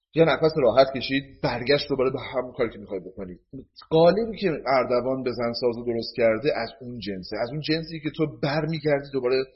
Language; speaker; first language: Persian; native; Persian